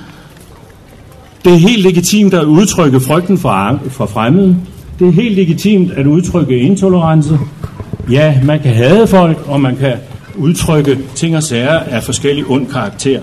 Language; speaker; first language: Danish; native; Danish